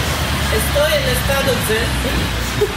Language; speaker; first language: Spanish; non-native, learner; Russian